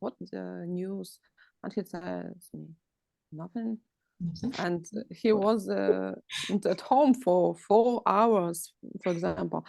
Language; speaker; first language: English; non-native, learner; Russian